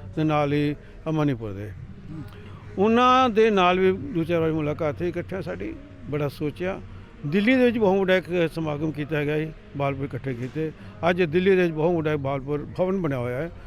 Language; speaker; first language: Punjabi; non-native, local second language; Saraiki